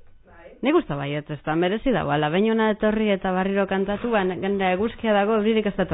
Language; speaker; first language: Basque; native; Basque